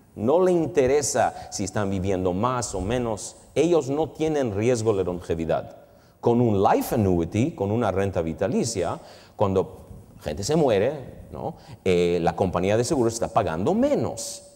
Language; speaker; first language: Spanish; early bilingual, heritage; Spanish